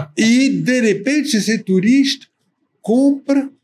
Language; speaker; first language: Portuguese; non-native, fluent; French